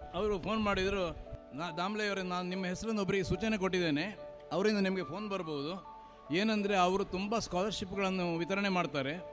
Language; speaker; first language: Kannada; non-native, local second language; Marathi